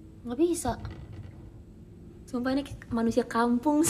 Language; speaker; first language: Indonesian; native; Indonesian